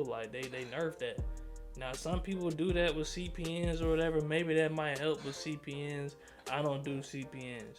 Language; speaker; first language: English; native; English